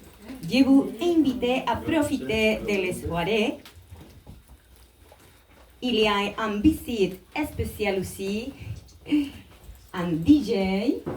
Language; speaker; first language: French; non-native, learner; Spanish